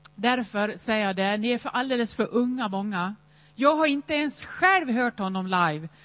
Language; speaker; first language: Swedish; native; Swedish